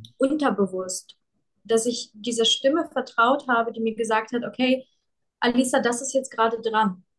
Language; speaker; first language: German; early bilingual, other home language; Russian